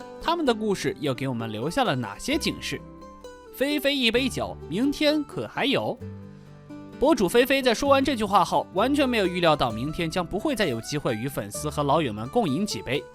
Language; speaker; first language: Chinese; native; Chinese